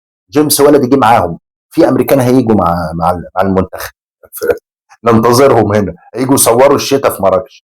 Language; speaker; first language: Arabic; native; Arabic